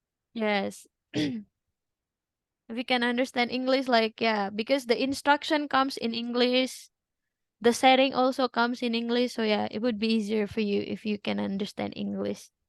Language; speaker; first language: English; non-native, fluent; Indonesian